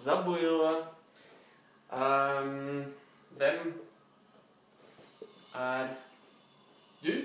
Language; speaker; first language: Russian; non-native, learner; Norwegian